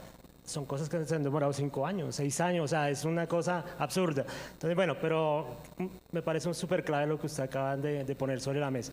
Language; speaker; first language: Spanish; native; Spanish